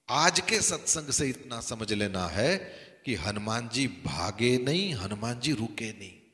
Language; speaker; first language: Hindi; non-native, local second language; Gujarati